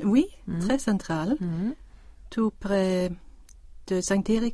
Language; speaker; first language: French; non-native, learner; Swedish